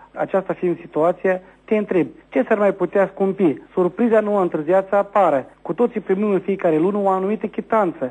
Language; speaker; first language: Romanian; native; Romanian